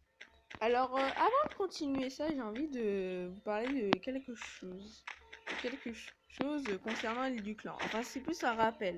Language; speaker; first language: French; native; French